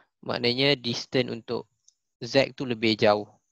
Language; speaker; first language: Malay; native; Malay